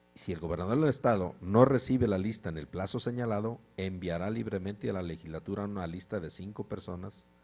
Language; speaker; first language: Spanish; native; Spanish